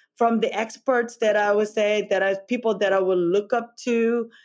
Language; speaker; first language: English; non-native, fluent; Korean